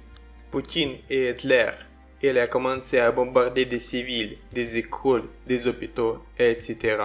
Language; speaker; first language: French; non-native, learner; Ukrainian